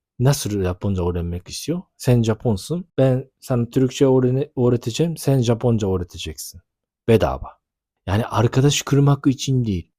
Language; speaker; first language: Turkish; non-native, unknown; Japanese